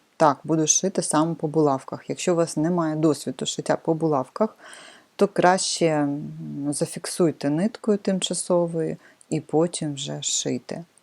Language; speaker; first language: Ukrainian; non-native, local second language; Russian